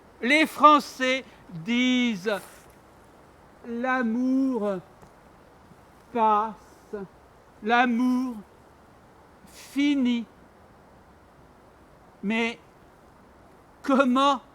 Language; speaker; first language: French; non-native, learner; Armenian